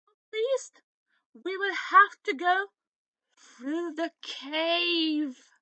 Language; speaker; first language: English; non-native, fluent; Slovenian